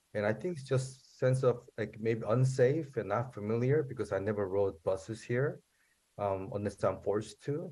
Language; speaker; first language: English; non-native, fluent; Korean